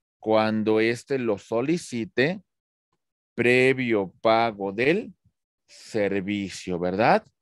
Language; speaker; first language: Spanish; native; Spanish